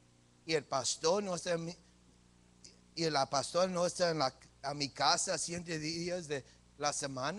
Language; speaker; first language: Spanish; early bilingual, heritage; English